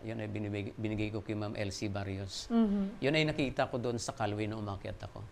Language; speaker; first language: Filipino; non-native, local second language; Waray